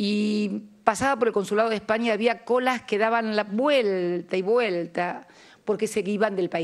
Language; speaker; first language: Spanish; native; Spanish